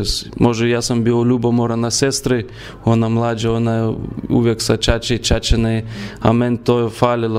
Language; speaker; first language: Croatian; non-native, learner; Lithuanian